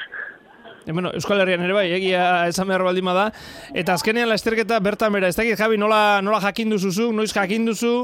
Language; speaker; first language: Basque; native; Basque